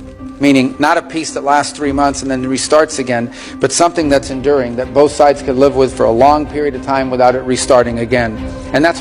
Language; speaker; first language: English; native; English